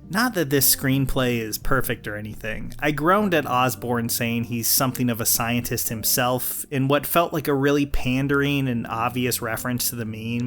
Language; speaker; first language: English; native; English